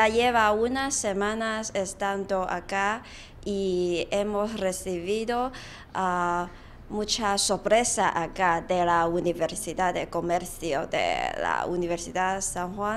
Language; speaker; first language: Spanish; non-native, learner; Chinese